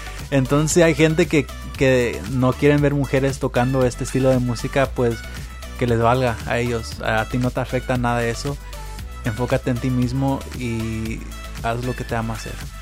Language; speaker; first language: Spanish; early bilingual, heritage; Spanish